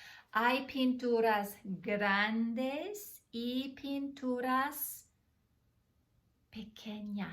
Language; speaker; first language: Spanish; non-native, fluent; English